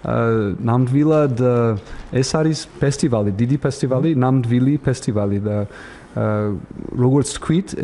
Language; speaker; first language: Georgian; non-native, learner; English